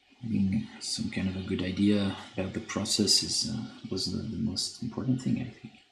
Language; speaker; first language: English; non-native, fluent; French